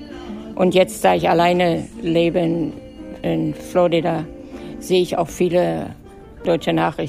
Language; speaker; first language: German; native; German